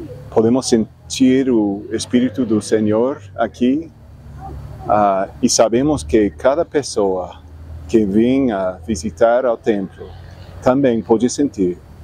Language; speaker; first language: Portuguese; non-native, learner; English